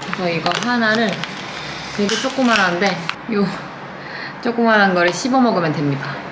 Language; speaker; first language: Korean; native; Korean